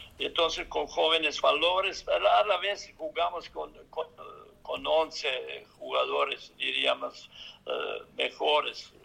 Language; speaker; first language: Spanish; non-native, fluent; Serbian